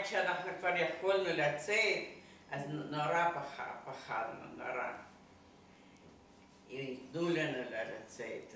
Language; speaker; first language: Hebrew; non-native, fluent; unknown